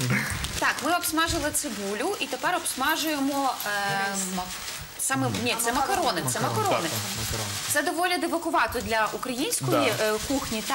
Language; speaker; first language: Ukrainian; native; Ukrainian